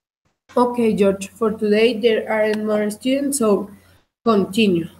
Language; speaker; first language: English; non-native, learner; Spanish